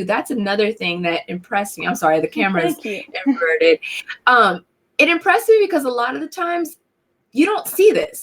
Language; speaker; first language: English; native; English